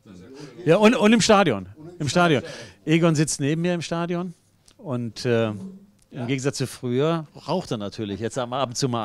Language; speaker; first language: German; native; German